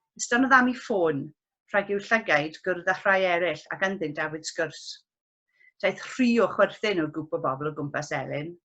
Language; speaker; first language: Welsh; non-native, local second language; English